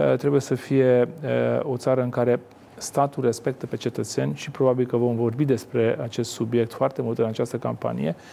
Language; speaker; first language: Romanian; non-native, local second language; Hungarian